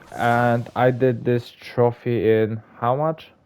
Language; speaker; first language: English; non-native, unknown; Polish